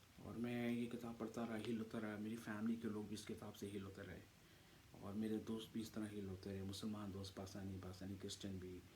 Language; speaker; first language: Urdu; native; Urdu